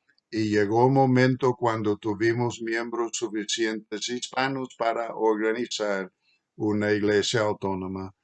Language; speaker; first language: Spanish; non-native, fluent; English